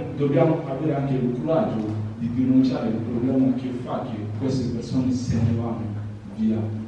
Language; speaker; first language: Italian; non-native, fluent; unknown